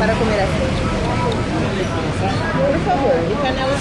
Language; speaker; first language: Spanish; non-native, learner; Portuguese